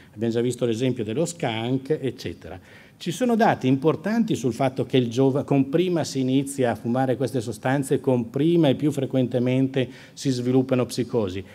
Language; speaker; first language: Italian; native; Italian